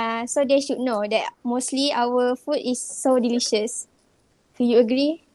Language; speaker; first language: English; non-native, local second language; Malay